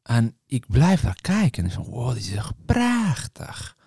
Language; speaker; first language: Dutch; non-native, fluent; Spanish